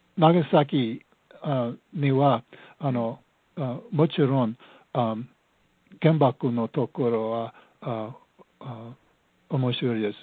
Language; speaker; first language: Japanese; non-native, learner; English